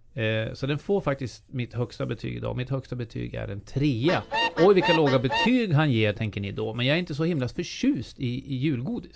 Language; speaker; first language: Swedish; native; Swedish